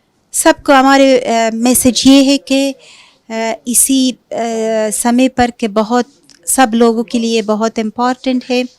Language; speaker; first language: Hindi; non-native, fluent; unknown